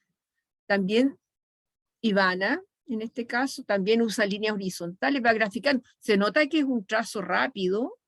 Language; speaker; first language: Spanish; native; Spanish